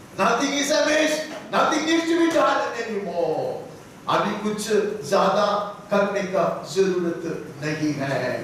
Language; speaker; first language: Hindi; non-native, local second language; Telugu